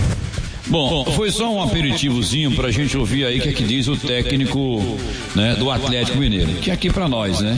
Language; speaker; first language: Portuguese; native; Portuguese